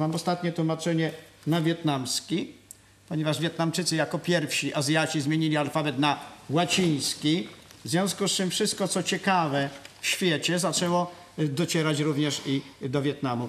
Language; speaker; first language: Polish; native; Polish